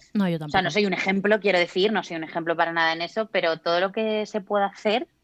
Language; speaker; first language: Spanish; native; Spanish